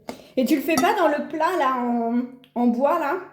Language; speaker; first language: French; native; French